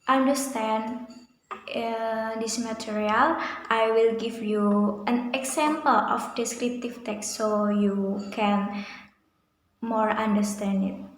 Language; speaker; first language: English; non-native, learner; Indonesian